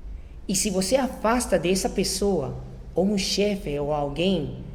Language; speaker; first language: Portuguese; non-native, fluent; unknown